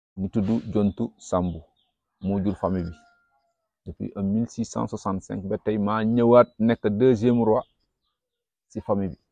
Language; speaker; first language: Wolof; non-native, local second language; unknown